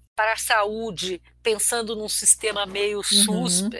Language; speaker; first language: Portuguese; early bilingual, other home language; Armenian